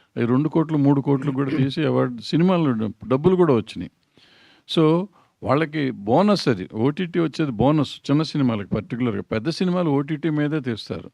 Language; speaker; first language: Telugu; native; Telugu